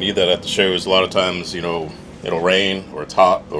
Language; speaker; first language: English; native; English